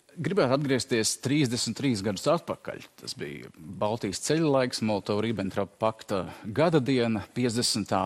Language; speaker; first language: Latvian; native; Latvian